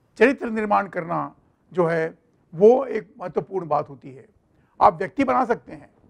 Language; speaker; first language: Hindi; non-native, local second language; Marathi